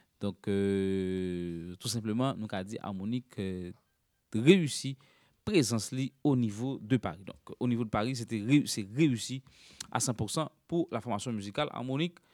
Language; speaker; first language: French; non-native, local second language; Haitian Creole